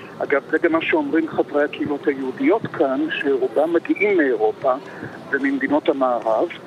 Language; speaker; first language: Hebrew; native; Hebrew